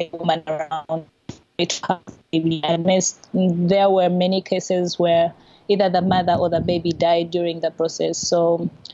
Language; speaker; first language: English; non-native, local second language; Ganda